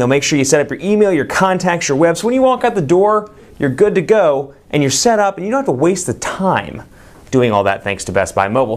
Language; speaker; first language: English; native; English